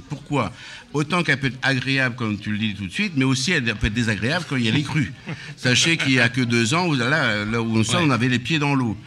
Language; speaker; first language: French; native; French